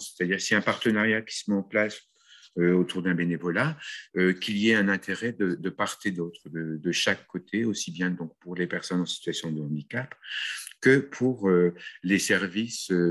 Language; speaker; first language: French; native; French